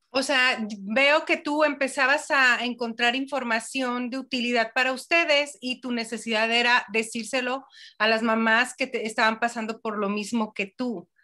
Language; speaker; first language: Spanish; native; Spanish